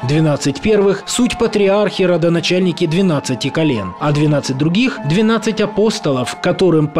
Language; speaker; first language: Russian; native; Russian